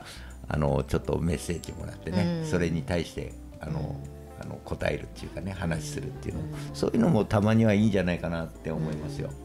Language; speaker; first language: Japanese; native; Japanese